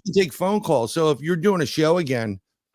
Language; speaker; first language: English; native; English